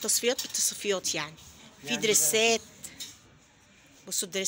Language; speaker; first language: Arabic; native; Arabic